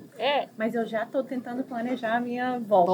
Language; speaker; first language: Portuguese; early bilingual, heritage; Portuguese